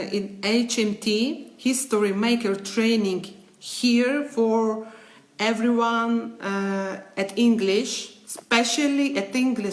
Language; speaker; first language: English; non-native, learner; Ukrainian